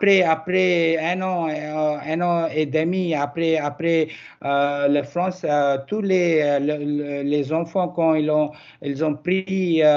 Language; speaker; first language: French; non-native, learner; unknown